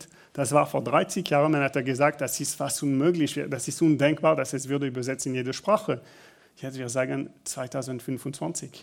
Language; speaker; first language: German; non-native, learner; French